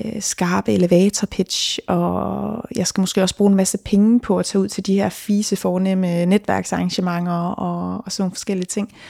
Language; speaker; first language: Danish; native; Danish